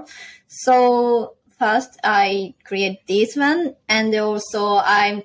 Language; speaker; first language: English; non-native, learner; Japanese